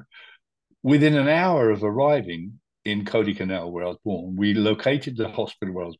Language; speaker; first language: English; native; English